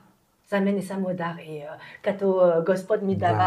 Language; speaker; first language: Bulgarian; non-native, learner; French